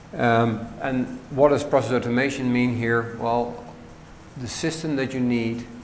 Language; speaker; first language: English; non-native, fluent; Dutch